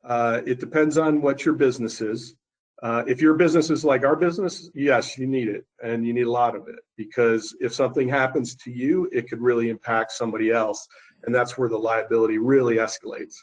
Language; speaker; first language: English; native; English